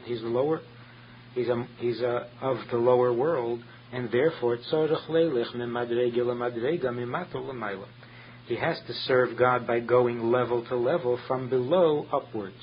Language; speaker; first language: English; native; English